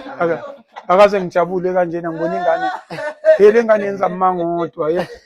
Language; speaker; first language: Zulu; native; Zulu